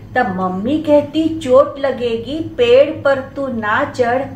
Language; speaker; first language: Hindi; non-native, local second language; Marathi